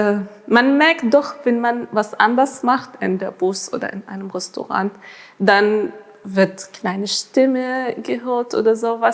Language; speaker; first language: German; non-native, fluent; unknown